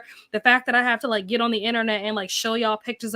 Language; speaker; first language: English; native; English